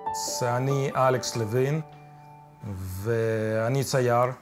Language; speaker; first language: Hebrew; early bilingual, other home language; Ukrainian